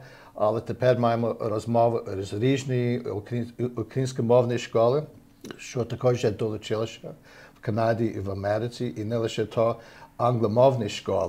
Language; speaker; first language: Ukrainian; early bilingual, heritage; Ukrainian